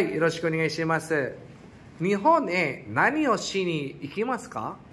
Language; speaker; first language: Japanese; non-native, fluent; Filipino